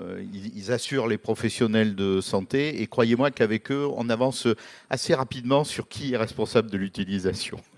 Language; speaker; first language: French; native; French